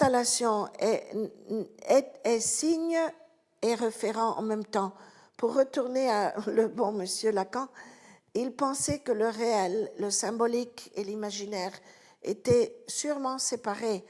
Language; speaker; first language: French; non-native, fluent; Italian